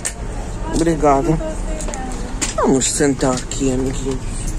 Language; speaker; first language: Portuguese; non-native, learner; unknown